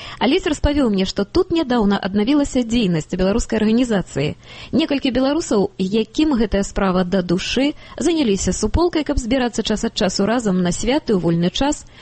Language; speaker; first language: Belarusian; native; Belarusian